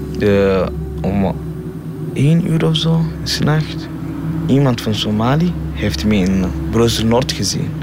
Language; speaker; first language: Dutch; non-native, learner; Somali